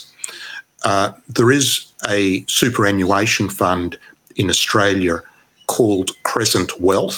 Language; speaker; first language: English; native; English